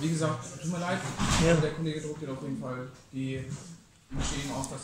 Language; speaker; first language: German; native; German